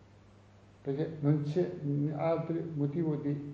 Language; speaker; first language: Italian; non-native, learner; Tibetan